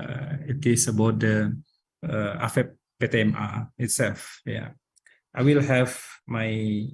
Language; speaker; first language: English; non-native, learner; Indonesian